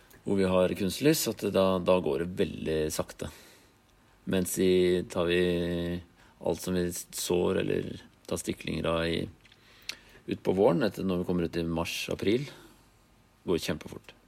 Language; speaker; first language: Norwegian; native; Norwegian